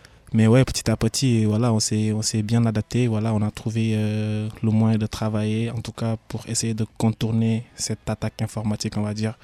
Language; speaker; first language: French; non-native, local second language; Wolof